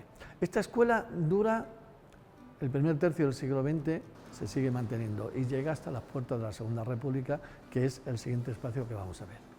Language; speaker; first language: Spanish; native; Spanish